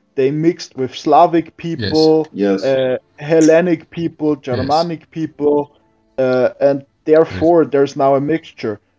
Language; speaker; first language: English; non-native, fluent; German